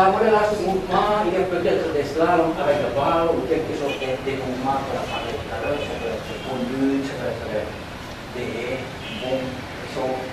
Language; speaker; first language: French; non-native, learner; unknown